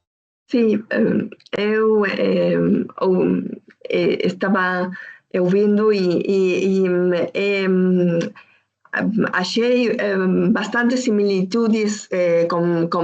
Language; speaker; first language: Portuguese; non-native, learner; Spanish